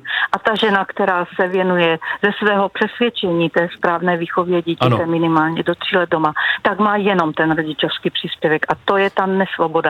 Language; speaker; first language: Czech; native; Czech